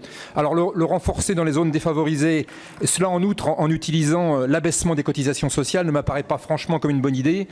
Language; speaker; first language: French; native; French